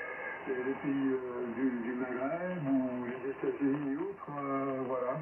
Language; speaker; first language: French; native; French